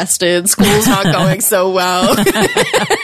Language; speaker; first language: English; native; English